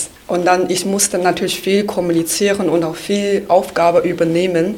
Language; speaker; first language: German; non-native, fluent; Chinese